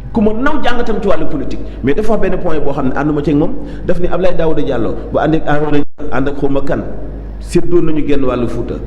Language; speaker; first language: Wolof; native; Wolof